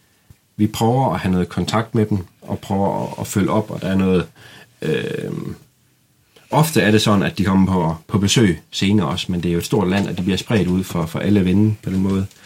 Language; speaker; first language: Danish; native; Danish